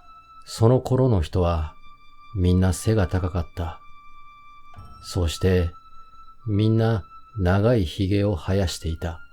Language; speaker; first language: Japanese; native; Japanese